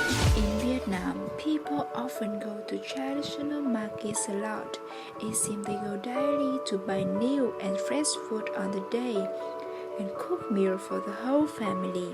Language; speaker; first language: English; non-native, learner; Vietnamese